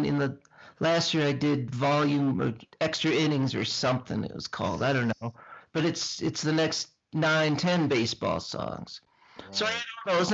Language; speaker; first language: English; native; English